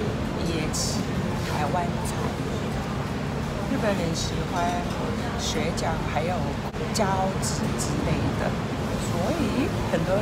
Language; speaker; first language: Chinese; non-native, fluent; Japanese